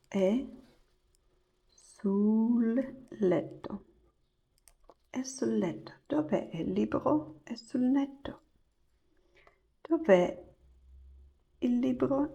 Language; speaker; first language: Italian; non-native, learner; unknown